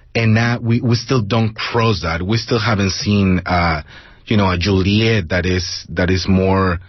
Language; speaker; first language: English; non-native, fluent; Spanish